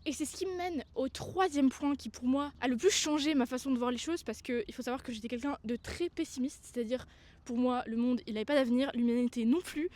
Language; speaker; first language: French; native; French